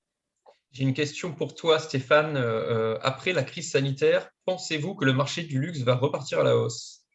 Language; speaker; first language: French; native; French